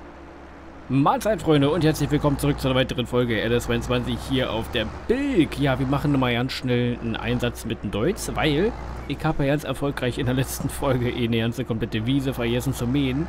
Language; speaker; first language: German; native; German